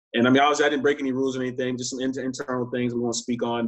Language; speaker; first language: English; native; English